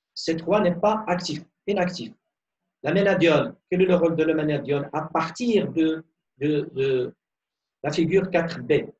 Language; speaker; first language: French; non-native, local second language; Arabic